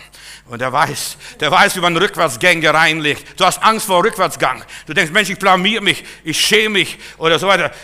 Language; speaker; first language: German; native; German